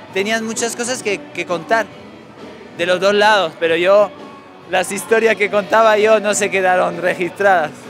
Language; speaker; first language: Spanish; non-native, fluent; French